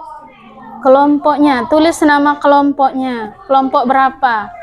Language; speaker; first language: Indonesian; native; Indonesian